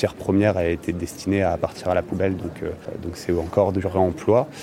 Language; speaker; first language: French; native; French